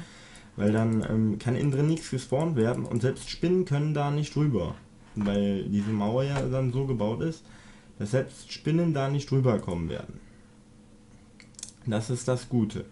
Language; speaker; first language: German; native; German